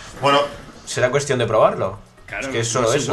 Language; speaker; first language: Spanish; native; Spanish